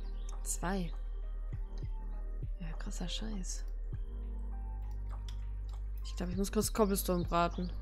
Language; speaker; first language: German; native; German